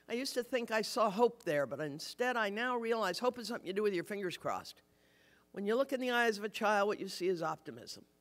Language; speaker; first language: English; native; English